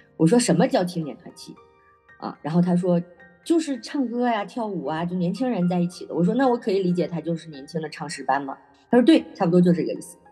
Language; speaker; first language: Chinese; native; Chinese